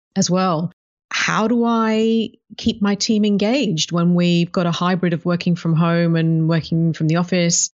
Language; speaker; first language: English; native; English